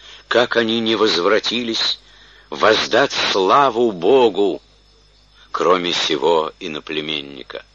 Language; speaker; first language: Russian; native; Russian